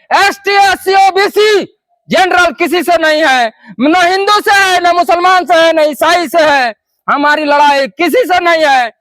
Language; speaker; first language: Hindi; non-native, local second language; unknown